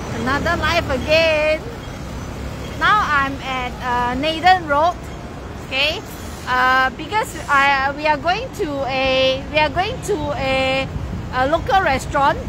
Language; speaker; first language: English; non-native, local second language; Cantonese